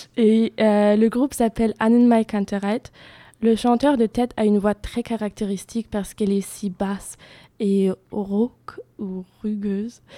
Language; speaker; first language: French; non-native, fluent; German